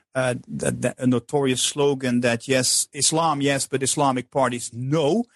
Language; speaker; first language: English; non-native, fluent; Dutch